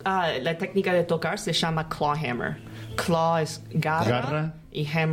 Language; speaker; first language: Spanish; non-native, learner; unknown